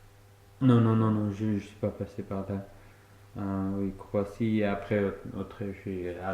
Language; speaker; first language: French; non-native, fluent; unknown